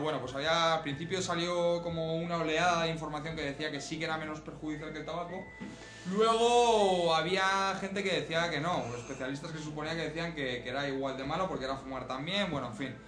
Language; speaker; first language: Spanish; native; Spanish